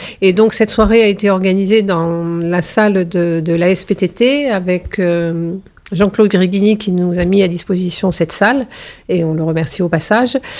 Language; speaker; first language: French; native; French